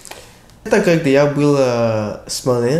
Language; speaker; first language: Russian; non-native, learner; English